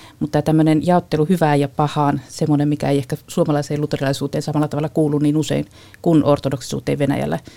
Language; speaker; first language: Finnish; native; Finnish